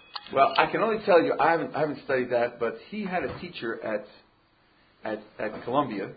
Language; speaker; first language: English; native; English